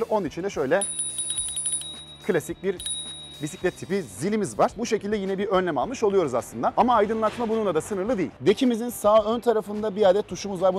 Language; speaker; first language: Turkish; native; Turkish